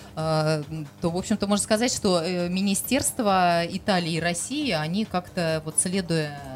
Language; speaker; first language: Russian; native; Russian